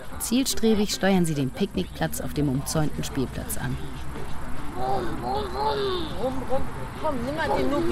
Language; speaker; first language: German; native; German